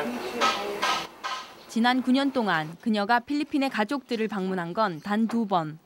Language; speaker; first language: Korean; native; Korean